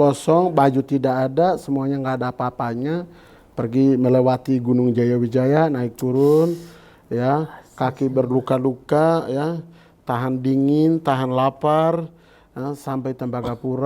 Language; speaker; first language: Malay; non-native, local second language; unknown